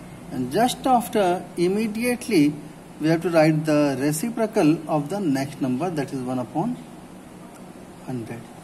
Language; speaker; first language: English; non-native, local second language; Hindi